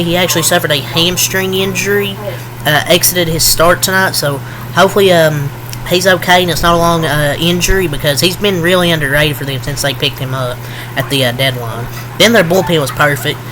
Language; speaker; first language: English; native; English